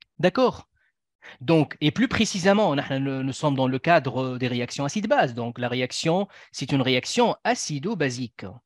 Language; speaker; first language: French; non-native, local second language; Arabic